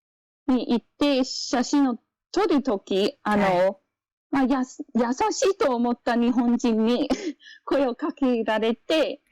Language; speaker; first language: Japanese; non-native, fluent; English